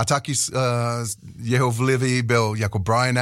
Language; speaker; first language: Czech; non-native, learner; English